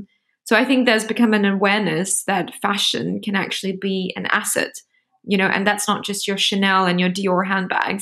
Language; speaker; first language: English; native; English